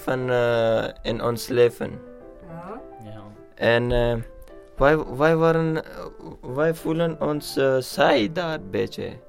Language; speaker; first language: Dutch; non-native, learner; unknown